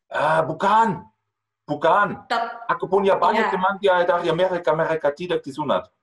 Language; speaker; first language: Indonesian; non-native, fluent; German